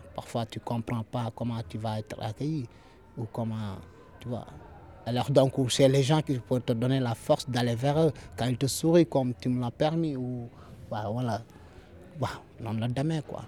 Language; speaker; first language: French; non-native, local second language; Fula